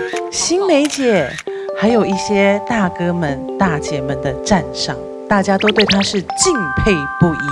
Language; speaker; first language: Chinese; native; Chinese